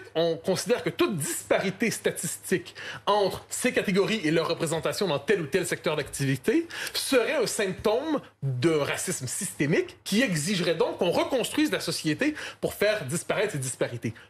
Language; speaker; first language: French; native; French